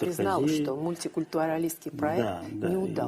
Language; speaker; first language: Russian; native; Russian